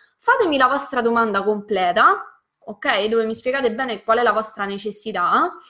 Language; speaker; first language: Italian; native; Italian